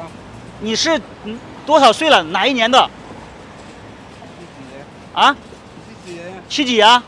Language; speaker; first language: Chinese; native; Chinese